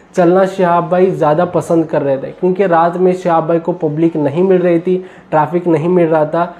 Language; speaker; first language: Hindi; non-native, local second language; Urdu